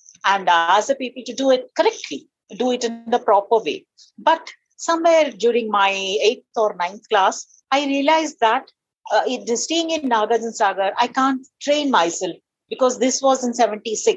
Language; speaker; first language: English; non-native, local second language; Telugu